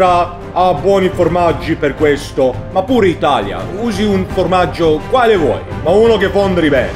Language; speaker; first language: Italian; non-native, learner; Swedish